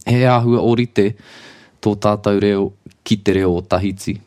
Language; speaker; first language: Māori; non-native, local second language; English